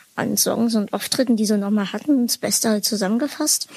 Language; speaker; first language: German; native; German